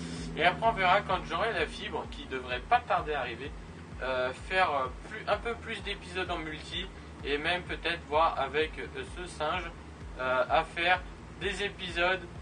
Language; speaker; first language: French; native; French